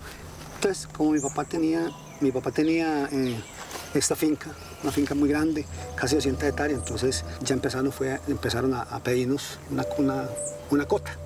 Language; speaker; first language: Spanish; native; Spanish